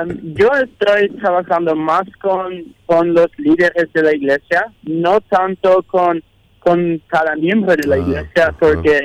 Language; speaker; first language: Spanish; non-native, local second language; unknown